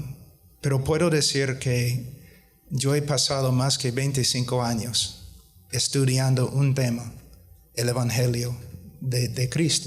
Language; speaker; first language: Spanish; non-native, fluent; English